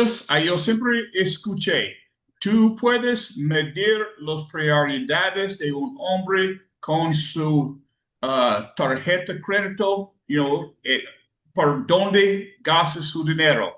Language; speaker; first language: Spanish; non-native, learner; English